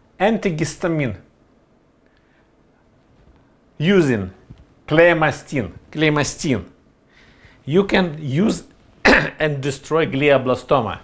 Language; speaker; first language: English; non-native, learner; Russian